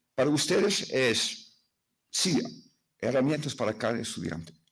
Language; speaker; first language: Spanish; non-native, fluent; Dutch